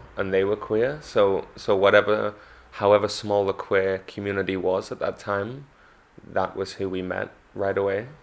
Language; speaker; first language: English; native; English